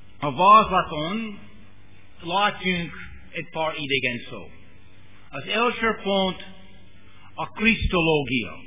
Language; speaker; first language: Hungarian; non-native, fluent; English